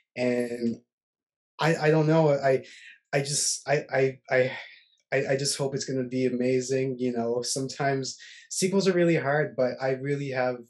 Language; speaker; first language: English; native; English